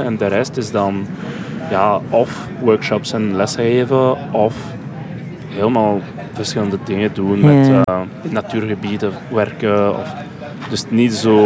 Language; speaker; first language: Dutch; non-native, local second language; French